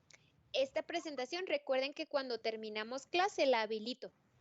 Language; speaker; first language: Spanish; native; Spanish